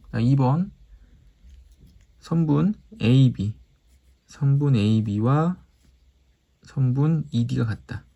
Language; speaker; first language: Korean; native; Korean